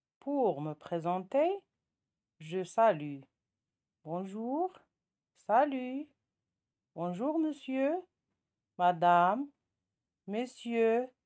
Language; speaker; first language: French; non-native, local second language; Arabic